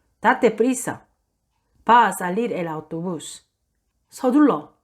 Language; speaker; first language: Spanish; non-native, fluent; Korean